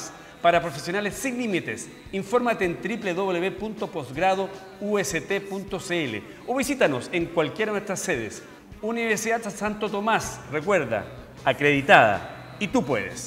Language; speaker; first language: Spanish; native; Spanish